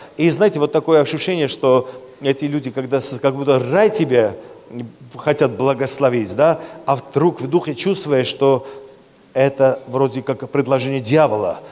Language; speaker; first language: Russian; non-native, local second language; Armenian